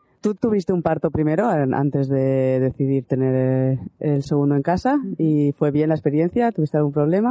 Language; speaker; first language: Spanish; native; Spanish